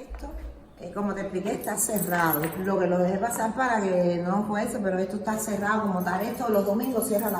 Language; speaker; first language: Spanish; native; Spanish